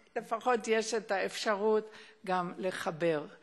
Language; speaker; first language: Hebrew; non-native, fluent; German